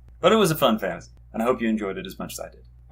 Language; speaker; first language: English; native; English